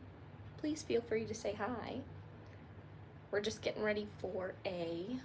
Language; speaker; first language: English; native; English